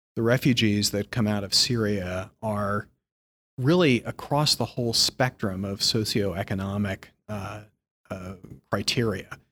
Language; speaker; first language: English; native; English